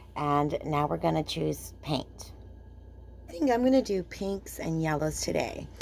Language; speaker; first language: English; native; English